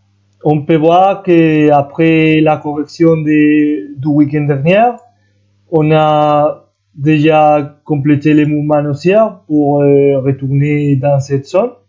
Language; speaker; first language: French; non-native, fluent; Spanish